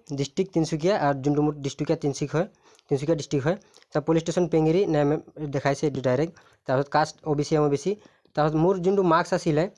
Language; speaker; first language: Assamese; non-native, local second language; Sadri